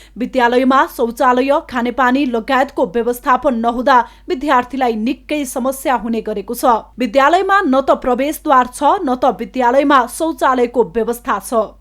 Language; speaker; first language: Nepali; native; Nepali